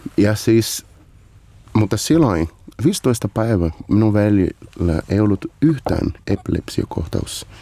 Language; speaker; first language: Finnish; non-native, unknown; Portuguese